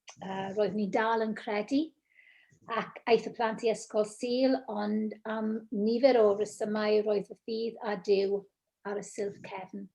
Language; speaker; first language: Welsh; non-native, local second language; English